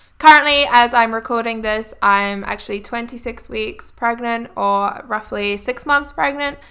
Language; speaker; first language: English; native; English